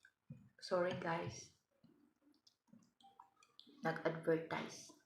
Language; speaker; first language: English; non-native, learner; Cebuano